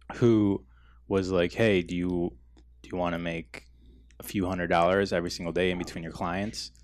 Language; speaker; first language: English; native; English